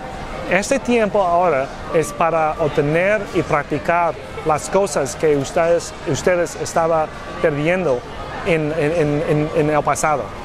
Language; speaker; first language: Spanish; non-native, learner; English